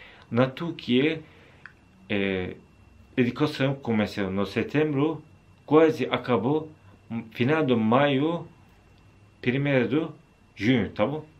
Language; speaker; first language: Portuguese; non-native, learner; Turkish